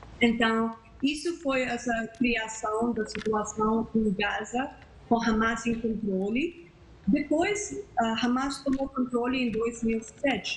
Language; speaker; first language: Portuguese; non-native, fluent; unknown